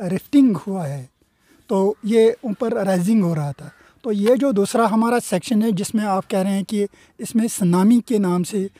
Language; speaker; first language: Urdu; non-native, local second language; Kashmiri